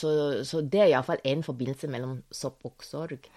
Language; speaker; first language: Norwegian; non-native, fluent; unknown